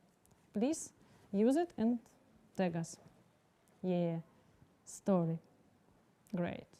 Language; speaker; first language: English; non-native, learner; Russian